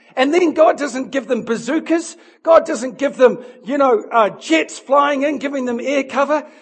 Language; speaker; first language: English; native; English